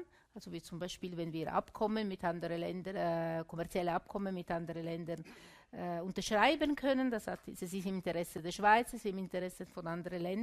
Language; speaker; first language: German; non-native, local second language; Italian